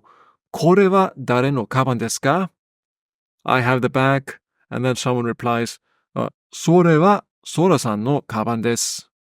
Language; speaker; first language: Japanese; non-native, fluent; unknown